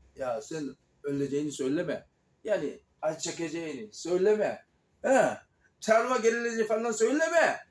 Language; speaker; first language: Turkish; non-native, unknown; Korean